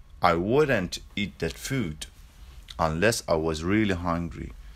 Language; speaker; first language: English; non-native, fluent; Persian